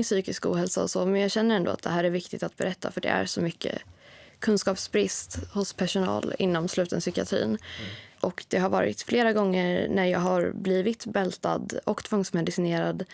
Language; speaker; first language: Swedish; native; Swedish